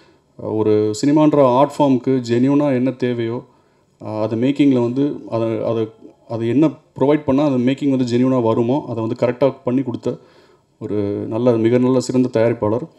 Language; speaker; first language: Tamil; native; Tamil